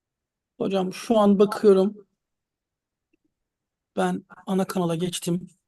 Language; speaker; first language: Turkish; native; Turkish